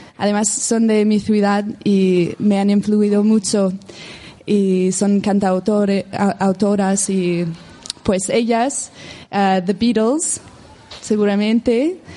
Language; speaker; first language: Spanish; non-native, fluent; English